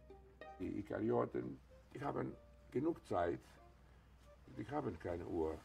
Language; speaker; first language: German; non-native, fluent; Greek